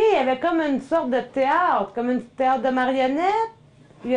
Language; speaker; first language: French; native; French